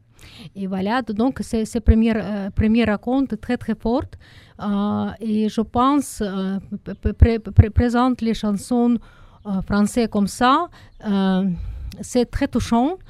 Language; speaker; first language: French; non-native, learner; Russian